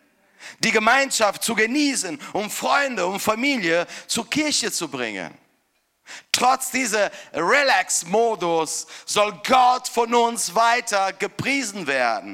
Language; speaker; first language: German; non-native, fluent; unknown